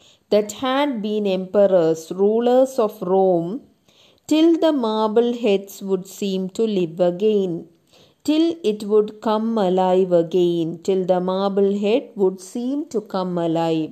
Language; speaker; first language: English; non-native, local second language; Malayalam